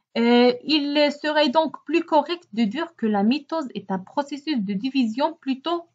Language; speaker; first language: French; non-native, local second language; Arabic